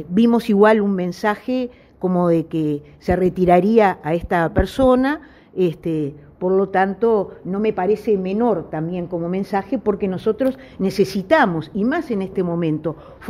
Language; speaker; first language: Spanish; native; Spanish